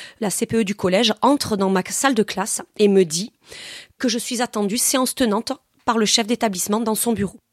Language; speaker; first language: French; native; French